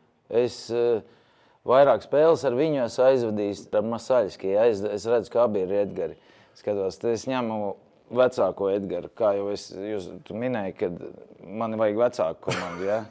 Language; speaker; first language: Latvian; native; Latvian